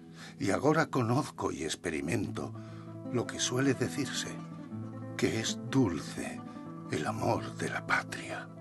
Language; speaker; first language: Spanish; native; Spanish